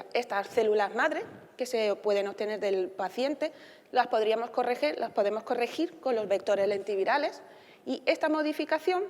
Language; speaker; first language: Spanish; native; Spanish